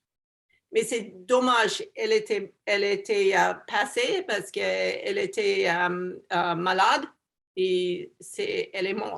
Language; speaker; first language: French; non-native, learner; English